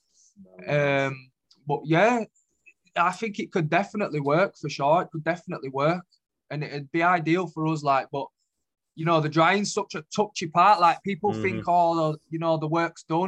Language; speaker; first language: English; native; English